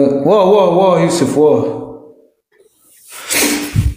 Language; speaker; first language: Arabic; native; Arabic